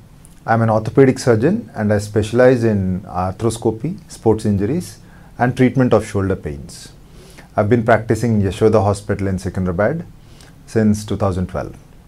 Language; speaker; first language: English; non-native, local second language; Telugu